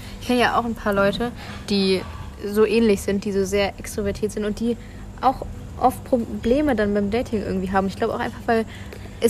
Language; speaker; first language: German; native; German